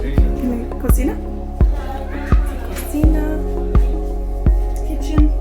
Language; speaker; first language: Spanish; non-native, learner; English